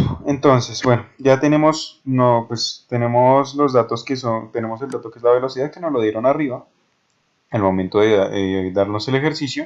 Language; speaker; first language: Spanish; native; Spanish